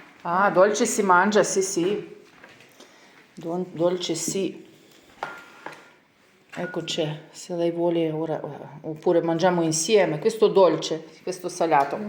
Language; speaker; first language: Italian; non-native, learner; Ukrainian